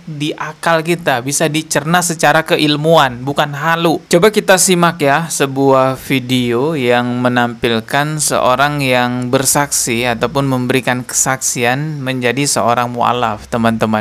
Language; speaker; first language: Indonesian; native; Indonesian